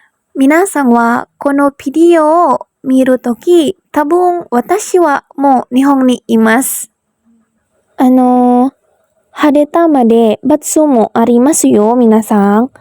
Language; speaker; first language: Japanese; non-native, learner; Indonesian